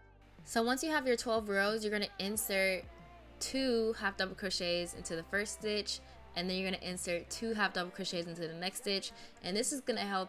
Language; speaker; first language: English; native; English